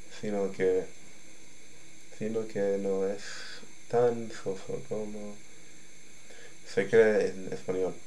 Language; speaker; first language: Spanish; non-native, learner; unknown